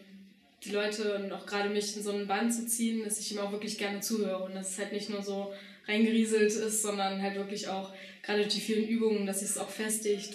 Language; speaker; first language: German; native; German